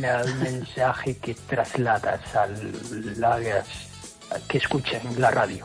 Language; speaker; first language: Spanish; non-native, fluent; English